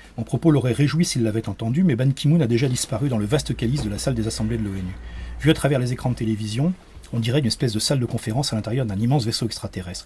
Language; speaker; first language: French; native; French